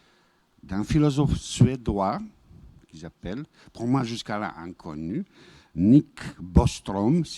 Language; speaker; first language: French; non-native, fluent; Bosnian